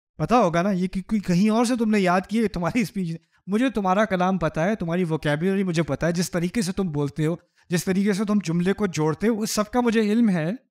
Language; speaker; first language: Urdu; native; Urdu